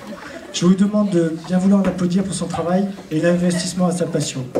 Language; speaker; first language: French; native; French